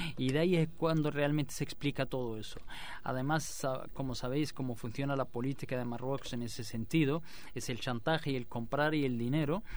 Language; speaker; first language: Spanish; non-native, local second language; Arabic